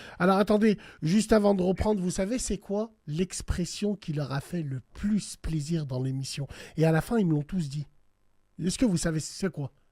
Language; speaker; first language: French; early bilingual, other home language; Arabic